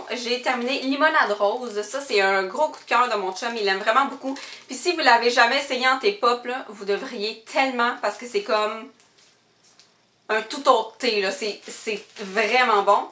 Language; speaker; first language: French; native; French